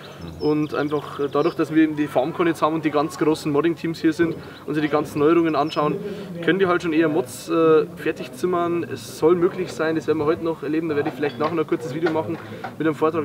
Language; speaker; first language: German; native; German